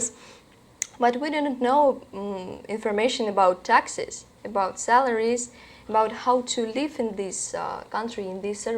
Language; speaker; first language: English; non-native, learner; Russian